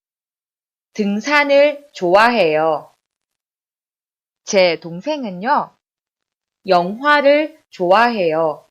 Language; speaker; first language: Korean; native; Korean